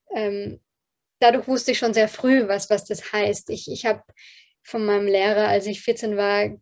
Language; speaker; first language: German; early bilingual, other home language; Polish